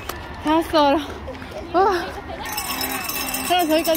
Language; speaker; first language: Korean; native; Korean